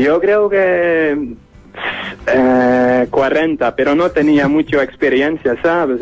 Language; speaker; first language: Spanish; non-native, learner; Dutch